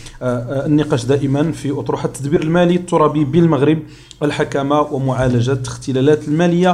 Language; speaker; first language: Arabic; native; Arabic